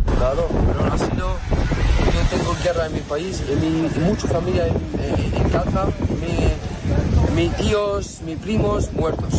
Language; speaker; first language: Spanish; non-native, learner; Arabic